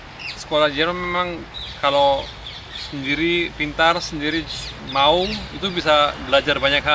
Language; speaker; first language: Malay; early bilingual, other home language; German